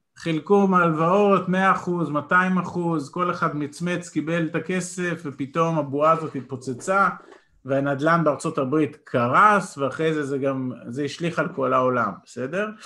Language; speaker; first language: Hebrew; native; Hebrew